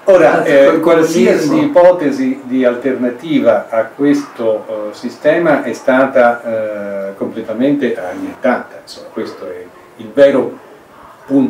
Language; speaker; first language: Italian; native; Italian